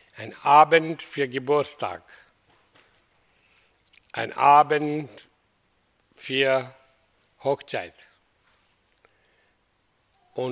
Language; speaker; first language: German; non-native, fluent; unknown